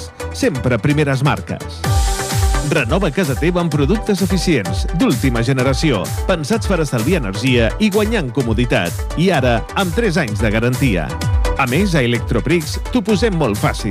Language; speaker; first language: Catalan; native; Catalan